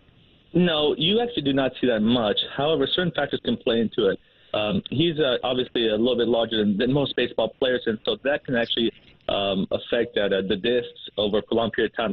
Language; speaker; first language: English; native; English